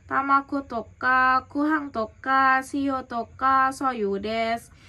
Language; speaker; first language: Japanese; non-native, learner; Indonesian